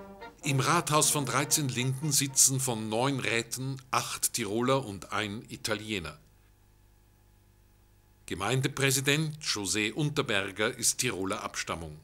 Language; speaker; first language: German; native; German